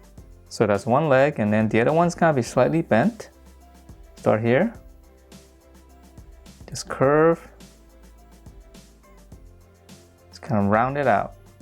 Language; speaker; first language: English; native; English